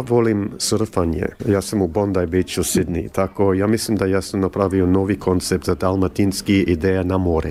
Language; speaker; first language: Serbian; early bilingual, heritage; Croatian